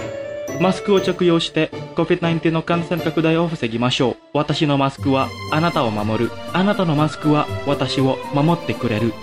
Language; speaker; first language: Japanese; non-native, learner; Indonesian